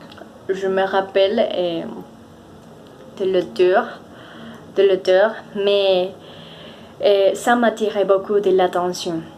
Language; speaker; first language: French; non-native, fluent; Spanish